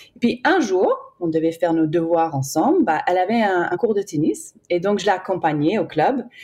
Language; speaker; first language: French; early bilingual, heritage; English